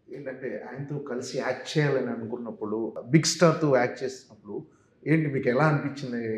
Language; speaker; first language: Telugu; native; Telugu